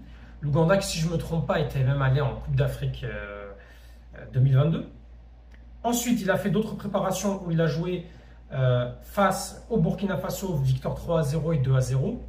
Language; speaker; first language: French; native; French